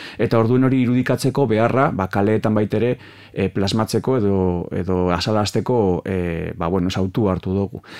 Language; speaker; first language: Basque; native; Basque